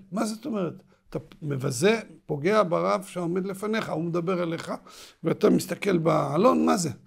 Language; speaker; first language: Hebrew; native; Hebrew